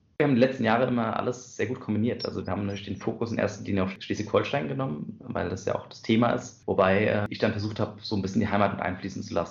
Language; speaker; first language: German; native; German